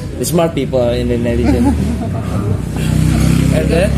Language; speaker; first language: English; non-native, learner; Indonesian